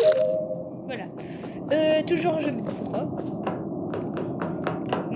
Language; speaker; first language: French; native; French